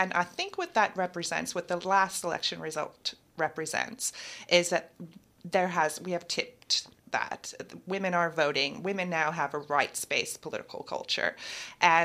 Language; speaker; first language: English; native; English